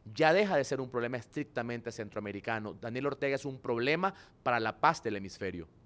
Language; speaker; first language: Spanish; native; Spanish